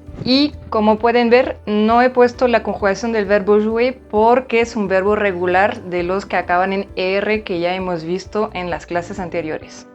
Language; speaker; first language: Spanish; non-native, fluent; French